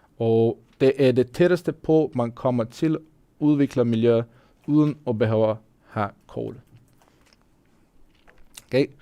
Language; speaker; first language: Danish; non-native, fluent; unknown